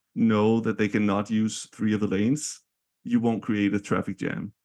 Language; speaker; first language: English; non-native, fluent; Danish